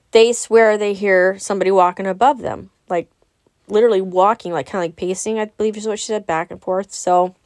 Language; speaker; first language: English; native; English